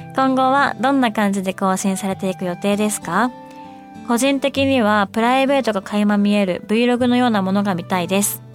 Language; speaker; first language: Japanese; native; Japanese